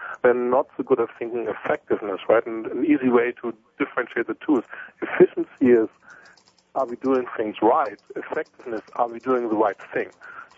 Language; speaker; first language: English; non-native, fluent; Italian